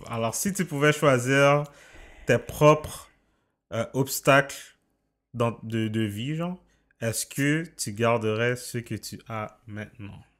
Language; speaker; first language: French; native; French